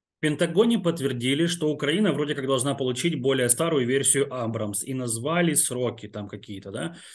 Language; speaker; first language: Russian; non-native, local second language; Ukrainian